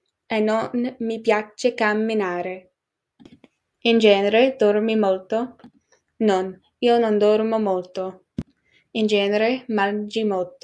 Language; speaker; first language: Italian; non-native, learner; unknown